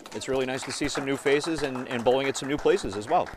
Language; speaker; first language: English; native; English